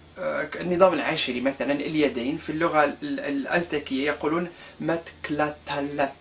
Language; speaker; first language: Arabic; non-native, local second language; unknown